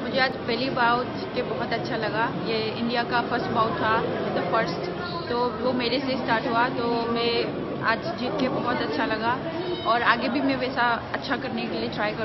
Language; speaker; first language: Hindi; non-native, local second language; Bodo